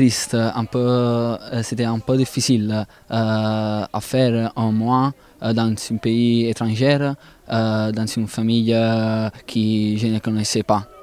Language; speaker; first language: French; non-native, learner; Italian